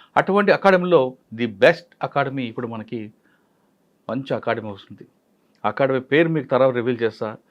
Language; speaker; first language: Telugu; native; Telugu